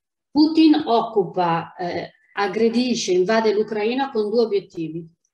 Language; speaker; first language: Italian; native; Italian